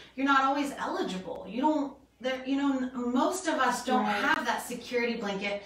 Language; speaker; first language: English; native; English